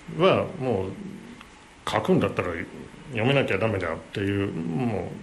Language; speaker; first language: Japanese; non-native, fluent; English